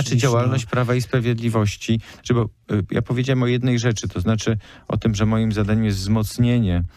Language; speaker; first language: Polish; native; Polish